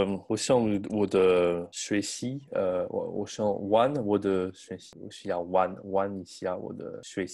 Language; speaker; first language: Chinese; non-native, learner; French